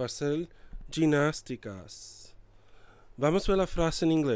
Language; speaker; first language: Portuguese; non-native, learner; English